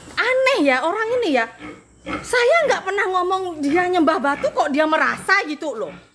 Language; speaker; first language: Indonesian; non-native, local second language; Madurese